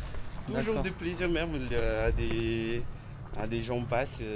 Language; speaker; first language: French; non-native, local second language; Malagasy